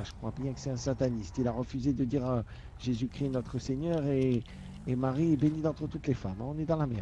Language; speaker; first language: French; native; French